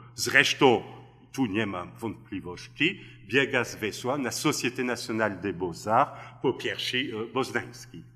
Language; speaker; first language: Polish; early bilingual, heritage; Polish